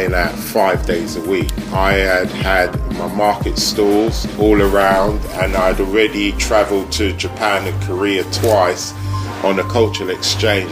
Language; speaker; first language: English; native; English